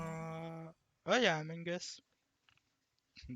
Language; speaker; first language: French; native; French